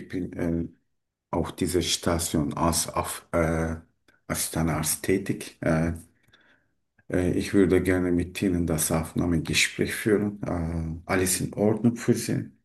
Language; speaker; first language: German; non-native, learner; Turkish